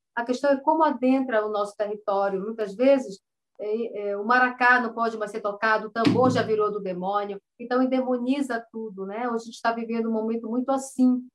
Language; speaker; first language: Portuguese; native; Portuguese